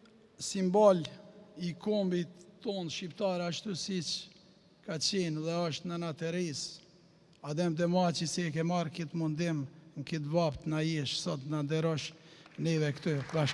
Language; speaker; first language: Albanian; native; Albanian